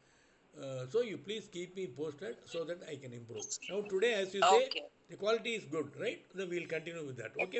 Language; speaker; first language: English; non-native, local second language; Tamil